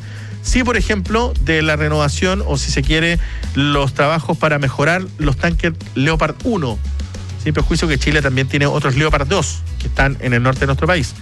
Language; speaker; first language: Spanish; native; Spanish